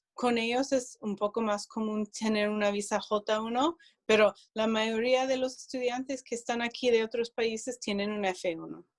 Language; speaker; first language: Spanish; non-native, fluent; English